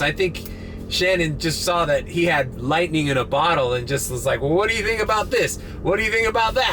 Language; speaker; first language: English; early bilingual, other home language; Spanish